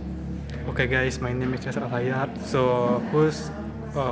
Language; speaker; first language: English; non-native, learner; Indonesian